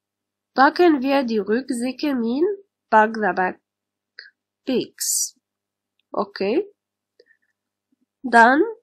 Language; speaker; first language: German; non-native, learner; Arabic